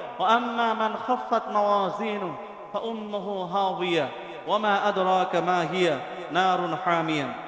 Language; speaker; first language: Arabic; non-native, fluent; Bangla